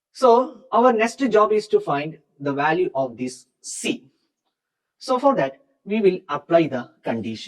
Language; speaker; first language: English; non-native, local second language; Malayalam